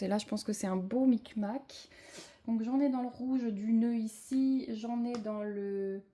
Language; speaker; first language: French; native; French